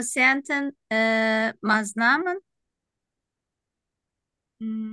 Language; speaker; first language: German; non-native, learner; Turkish